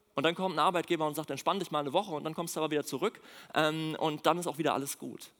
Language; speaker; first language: German; native; German